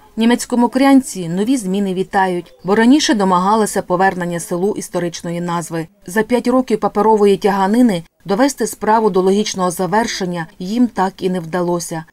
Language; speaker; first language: Ukrainian; native; Ukrainian